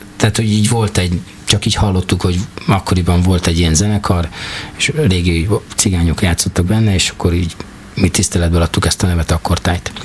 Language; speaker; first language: Hungarian; native; Hungarian